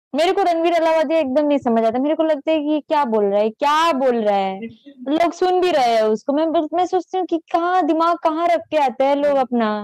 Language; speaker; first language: Hindi; native; Hindi